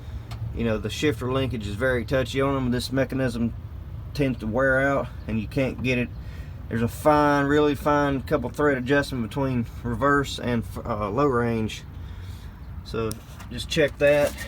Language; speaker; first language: English; native; English